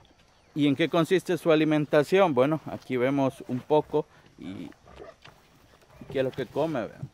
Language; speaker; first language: Spanish; native; Spanish